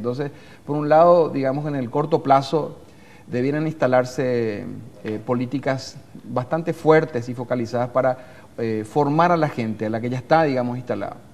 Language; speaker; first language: Spanish; native; Spanish